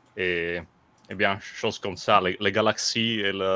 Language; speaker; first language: French; non-native, fluent; Italian